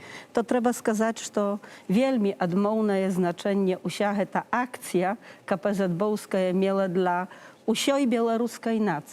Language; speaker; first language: Polish; non-native, learner; Belarusian